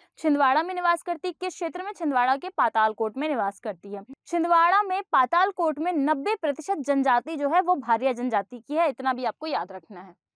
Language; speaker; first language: Hindi; native; Hindi